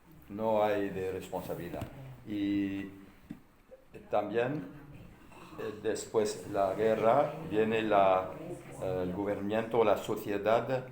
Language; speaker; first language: Spanish; non-native, learner; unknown